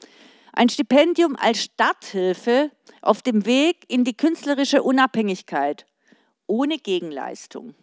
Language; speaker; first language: German; native; German